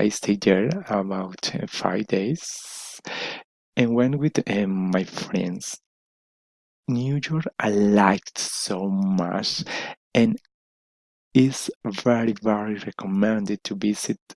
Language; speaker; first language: English; non-native, learner; Spanish